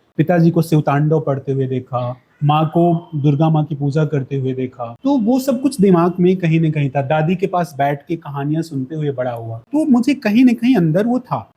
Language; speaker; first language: Hindi; native; Hindi